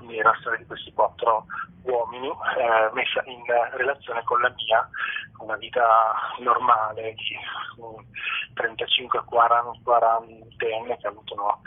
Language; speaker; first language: Italian; native; Italian